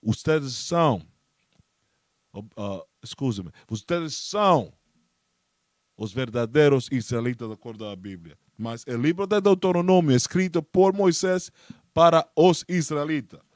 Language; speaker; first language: Portuguese; non-native, learner; Spanish